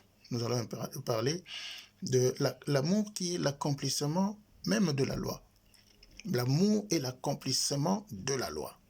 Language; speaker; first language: French; non-native, local second language; Lingala